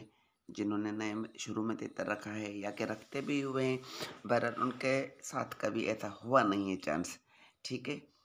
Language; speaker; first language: Hindi; non-native, local second language; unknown